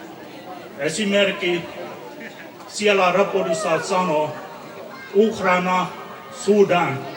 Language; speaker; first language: Finnish; non-native, fluent; Burmese